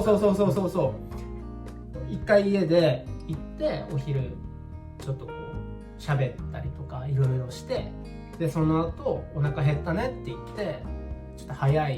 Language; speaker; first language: Japanese; native; Japanese